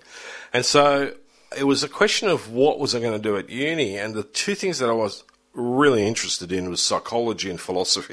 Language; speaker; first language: English; early bilingual, other home language; German